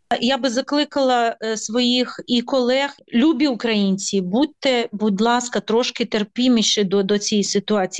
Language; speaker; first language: Ukrainian; native; Ukrainian